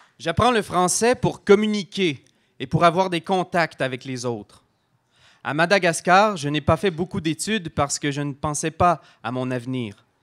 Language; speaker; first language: French; native; French